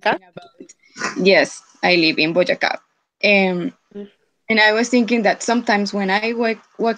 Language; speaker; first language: English; non-native, fluent; Spanish